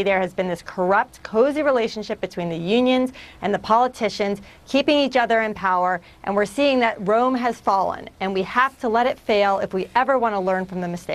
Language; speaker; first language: English; native; English